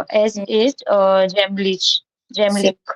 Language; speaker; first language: German; non-native, learner; Hindi